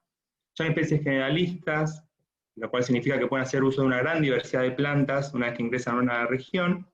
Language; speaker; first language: Spanish; native; Spanish